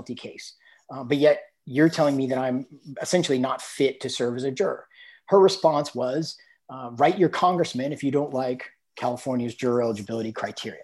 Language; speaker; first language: English; native; English